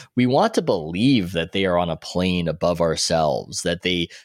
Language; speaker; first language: English; native; English